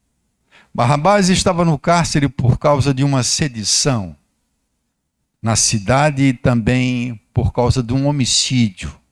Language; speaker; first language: Portuguese; native; Portuguese